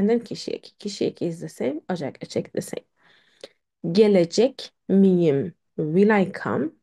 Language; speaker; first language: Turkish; non-native, fluent; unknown